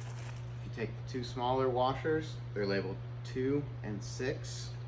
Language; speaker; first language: English; native; English